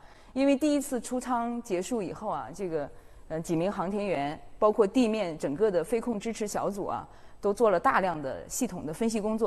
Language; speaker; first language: Chinese; native; Chinese